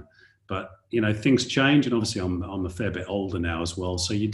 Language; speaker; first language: English; native; English